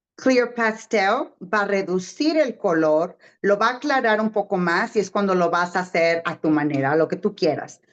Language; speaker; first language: Spanish; early bilingual, heritage; Spanish